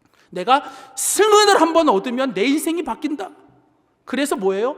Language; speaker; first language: Korean; native; Korean